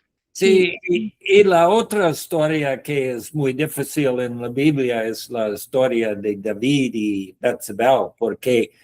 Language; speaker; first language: Spanish; non-native, learner; English